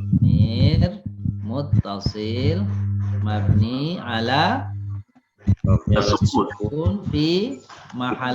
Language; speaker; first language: Arabic; non-native, fluent; Indonesian